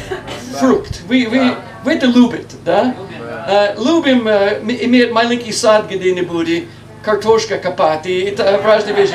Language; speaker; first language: Russian; non-native, learner; English